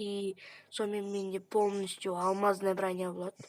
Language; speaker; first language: Russian; non-native, local second language; Kazakh